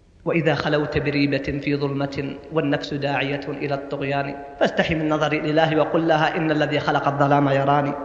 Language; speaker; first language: Arabic; native; Arabic